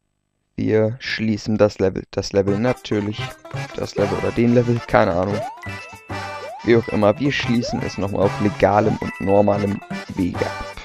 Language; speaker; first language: German; native; German